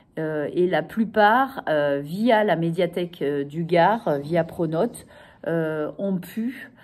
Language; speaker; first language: French; native; French